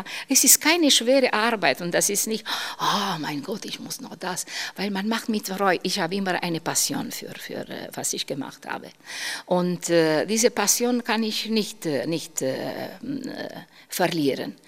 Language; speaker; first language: German; non-native, fluent; Romanian